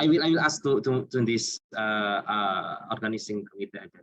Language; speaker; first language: English; non-native, learner; Indonesian